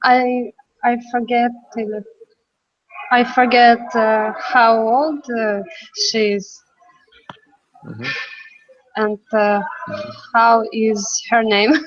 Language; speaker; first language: English; non-native, learner; Russian